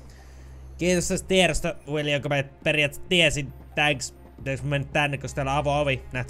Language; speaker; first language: Finnish; native; Finnish